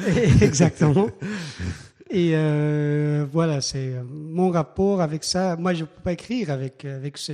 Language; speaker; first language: French; non-native, fluent; Persian